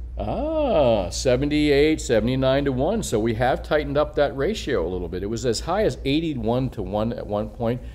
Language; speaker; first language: English; native; English